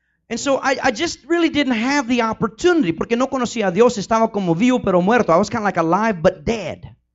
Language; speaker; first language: English; early bilingual, other home language; Spanish